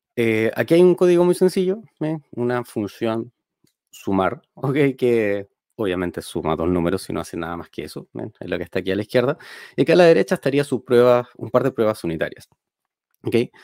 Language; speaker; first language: Spanish; native; Spanish